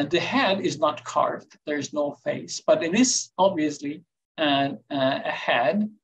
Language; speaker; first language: English; non-native, fluent; Turkish